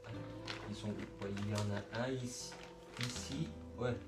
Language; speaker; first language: French; non-native, learner; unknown